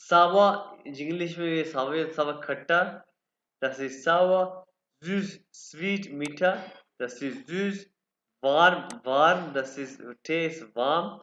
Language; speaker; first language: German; non-native, fluent; Urdu